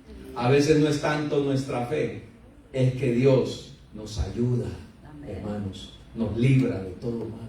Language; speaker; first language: Spanish; native; Spanish